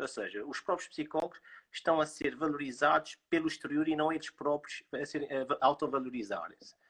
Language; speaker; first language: Portuguese; native; Portuguese